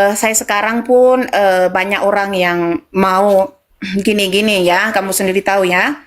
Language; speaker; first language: Indonesian; non-native, local second language; Madurese